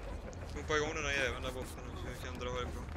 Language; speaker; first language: Swedish; native; Swedish